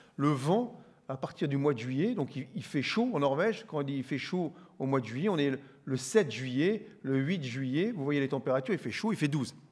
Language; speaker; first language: French; native; French